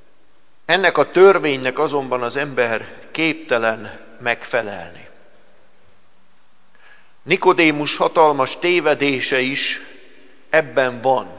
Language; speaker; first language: Hungarian; native; Hungarian